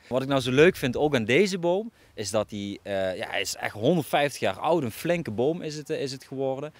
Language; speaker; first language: Dutch; native; Dutch